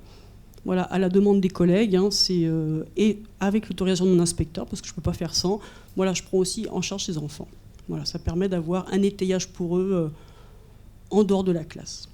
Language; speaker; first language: French; native; French